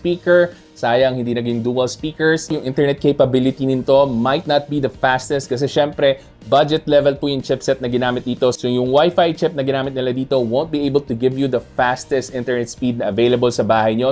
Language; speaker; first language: Filipino; native; Filipino